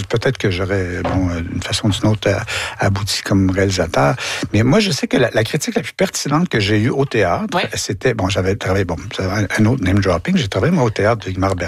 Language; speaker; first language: French; native; French